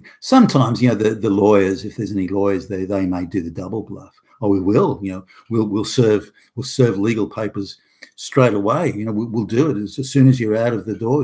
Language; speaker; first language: English; native; English